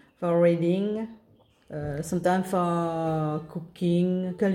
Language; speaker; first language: English; non-native, local second language; Morisyen